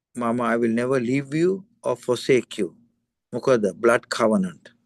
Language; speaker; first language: English; non-native, local second language; Sinhala